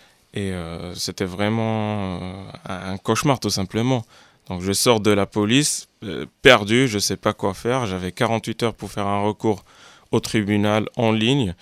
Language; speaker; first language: French; non-native, local second language; Arabic